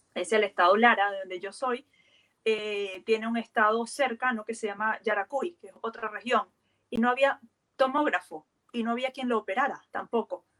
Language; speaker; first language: Spanish; native; Spanish